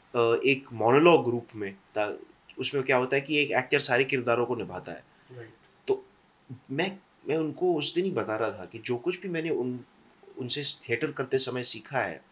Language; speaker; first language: Hindi; non-native, local second language; English